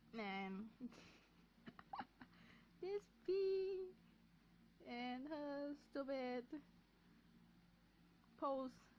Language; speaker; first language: English; non-native, learner; Vietnamese